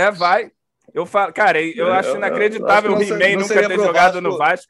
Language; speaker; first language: Portuguese; native; Portuguese